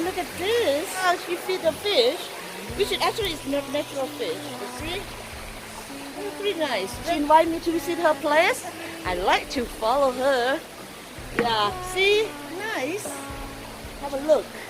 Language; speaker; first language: English; non-native, fluent; Thai